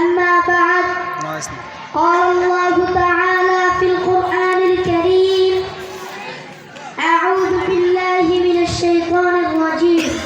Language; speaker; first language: Arabic; non-native, learner; Bangla